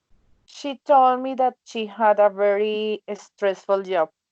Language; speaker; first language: English; non-native, learner; Spanish